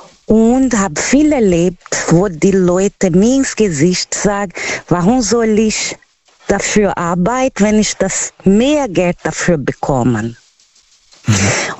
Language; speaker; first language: German; non-native, learner; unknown